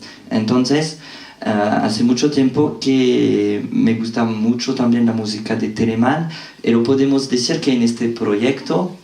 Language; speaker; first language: Spanish; non-native, fluent; French